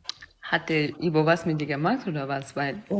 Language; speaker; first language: German; non-native, learner; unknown